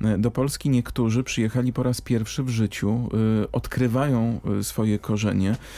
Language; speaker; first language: Polish; native; Polish